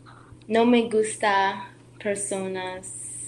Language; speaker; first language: Spanish; non-native, learner; English